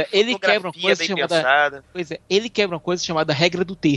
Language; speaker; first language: Portuguese; native; Portuguese